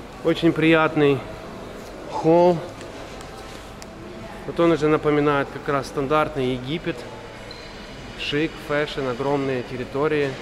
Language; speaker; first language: Russian; native; Russian